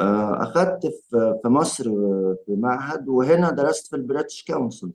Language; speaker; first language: Arabic; native; Arabic